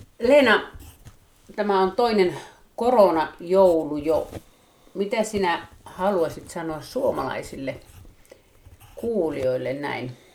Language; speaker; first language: Finnish; native; Finnish